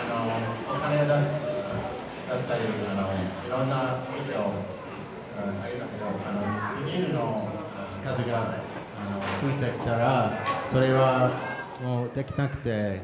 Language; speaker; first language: Japanese; non-native, fluent; English